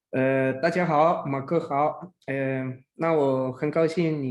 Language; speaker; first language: Chinese; non-native, fluent; Spanish